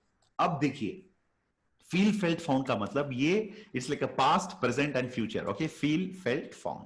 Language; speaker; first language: Hindi; native; Hindi